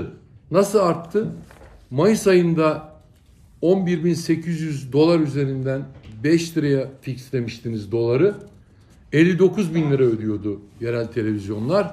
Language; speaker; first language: Turkish; native; Turkish